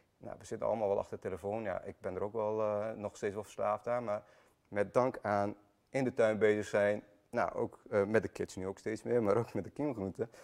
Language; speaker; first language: Dutch; early bilingual, other home language; Armenian